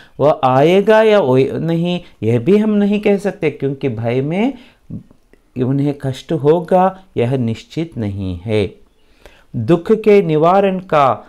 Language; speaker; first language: Hindi; non-native, local second language; Kannada